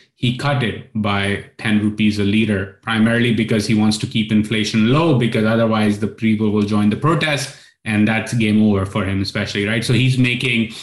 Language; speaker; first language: English; non-native, local second language; Urdu